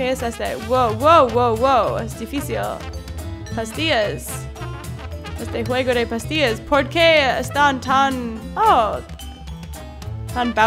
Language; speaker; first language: Spanish; non-native, learner; English